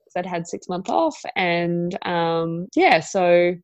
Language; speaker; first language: English; native; English